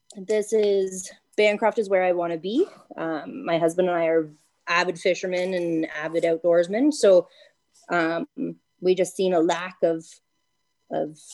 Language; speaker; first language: English; native; English